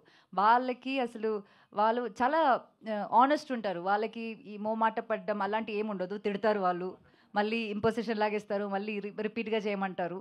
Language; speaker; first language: Telugu; non-native, local second language; Malayalam